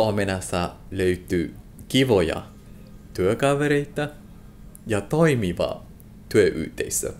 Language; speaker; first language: Finnish; non-native, fluent; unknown